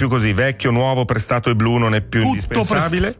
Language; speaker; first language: Italian; native; Italian